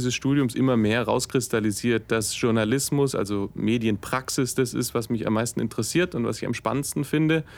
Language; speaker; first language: German; native; German